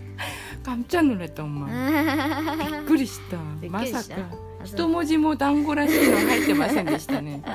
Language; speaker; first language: Japanese; non-native, fluent; Korean